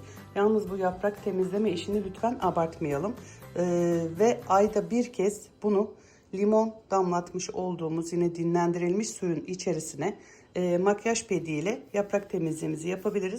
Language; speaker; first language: Turkish; native; Turkish